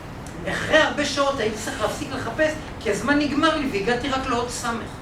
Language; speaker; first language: Hebrew; native; Hebrew